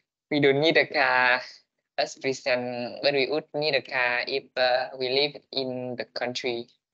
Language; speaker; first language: English; non-native, learner; Vietnamese